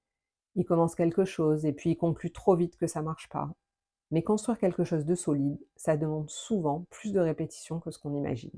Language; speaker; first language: French; native; French